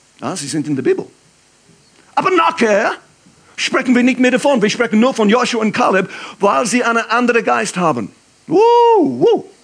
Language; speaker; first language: German; non-native, fluent; English